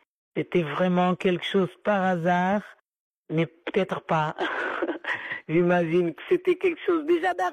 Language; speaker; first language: French; non-native, fluent; Portuguese